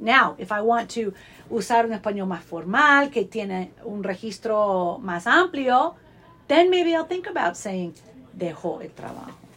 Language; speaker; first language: Spanish; non-native, fluent; English